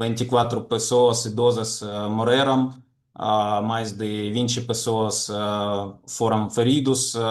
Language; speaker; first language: Portuguese; non-native, fluent; Ukrainian